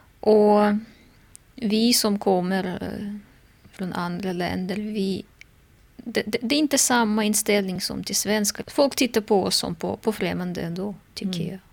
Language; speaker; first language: Swedish; non-native, fluent; Russian